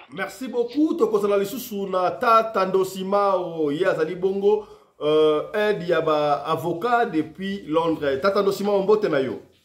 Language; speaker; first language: Lingala; native; Lingala